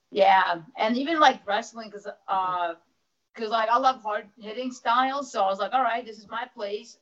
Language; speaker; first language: English; early bilingual, other home language; Russian